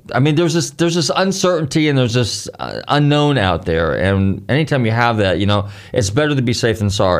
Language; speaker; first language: English; native; English